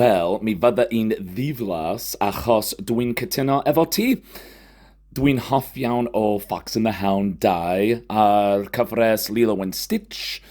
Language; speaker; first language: Welsh; non-native, fluent; English